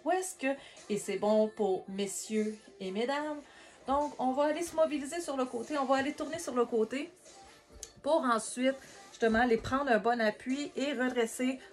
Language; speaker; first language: French; native; French